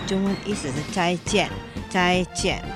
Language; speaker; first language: Chinese; non-native, fluent; Indonesian